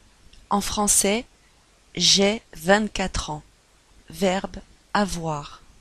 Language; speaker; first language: French; non-native, learner; Portuguese